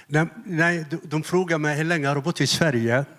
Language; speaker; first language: Swedish; non-native, fluent; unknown